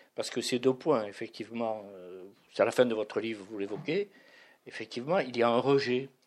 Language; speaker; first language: French; native; French